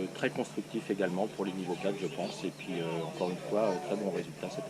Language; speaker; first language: French; native; French